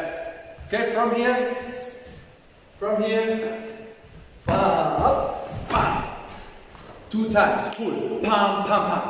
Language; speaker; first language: English; non-native, learner; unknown